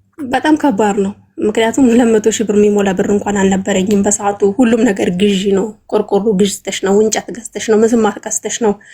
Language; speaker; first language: Amharic; non-native, local second language; Oromo